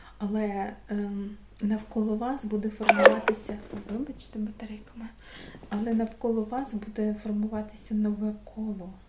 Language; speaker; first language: Ukrainian; non-native, local second language; Russian